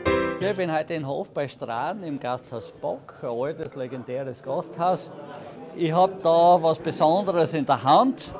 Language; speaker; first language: German; native; German